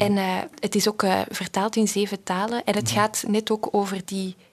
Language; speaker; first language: Dutch; native; Dutch